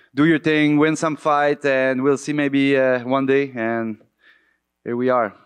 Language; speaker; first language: English; native; English